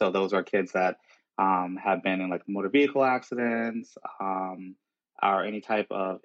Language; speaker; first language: English; native; English